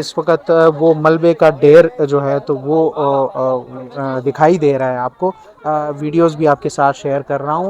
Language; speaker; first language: Urdu; native; Urdu